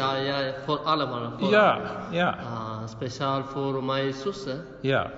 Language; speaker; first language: Dutch; non-native, learner; Malayalam